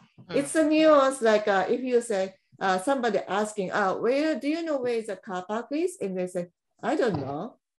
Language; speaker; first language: English; non-native, fluent; Japanese